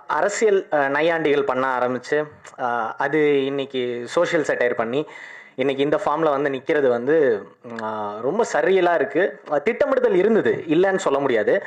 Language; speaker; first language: Tamil; native; Tamil